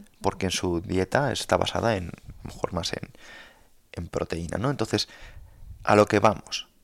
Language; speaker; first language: Spanish; native; Spanish